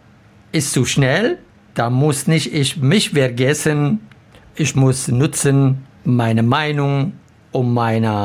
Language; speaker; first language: German; non-native, learner; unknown